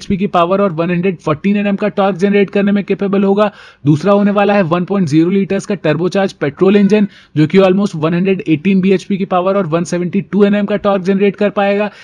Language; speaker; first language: Hindi; native; Hindi